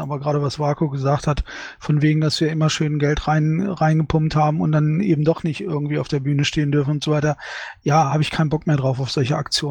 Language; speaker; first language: German; native; German